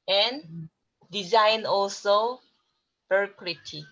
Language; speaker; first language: English; non-native, learner; Korean